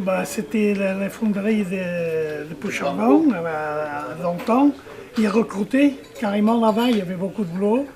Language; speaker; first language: French; native; French